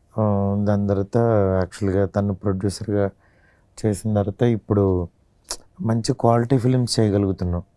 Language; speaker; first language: Telugu; native; Telugu